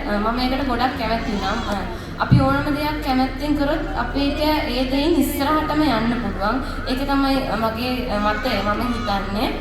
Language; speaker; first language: Sinhala; non-native, local second language; Tamil